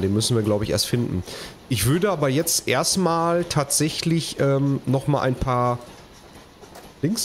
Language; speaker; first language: German; native; German